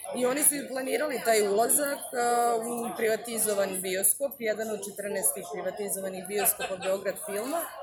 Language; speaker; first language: Serbian; native; Serbian